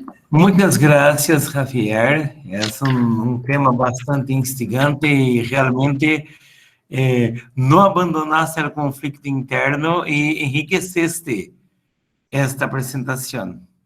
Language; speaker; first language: Spanish; non-native, fluent; Portuguese